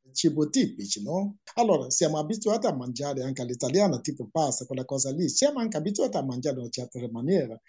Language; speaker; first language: Italian; non-native, fluent; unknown